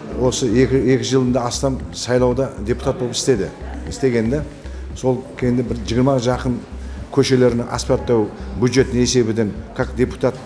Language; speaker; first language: Kazakh; non-native, local second language; Uzbek